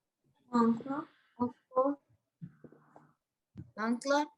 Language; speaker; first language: French; non-native, learner; English